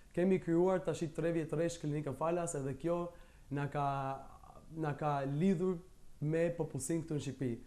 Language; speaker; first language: Albanian; early bilingual, heritage; Albanian